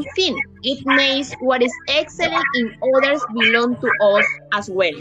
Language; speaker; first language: English; non-native, learner; Spanish